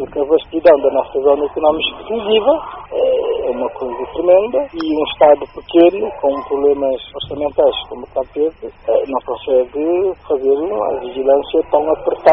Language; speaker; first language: Portuguese; non-native, local second language; Kabuverdianu